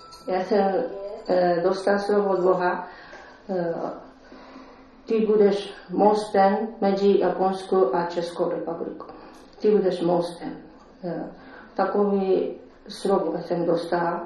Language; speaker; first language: Czech; non-native, learner; Japanese